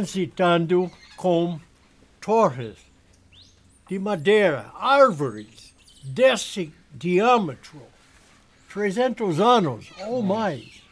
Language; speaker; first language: Portuguese; non-native, learner; English